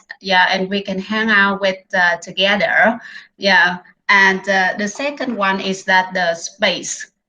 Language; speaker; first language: English; non-native, learner; Vietnamese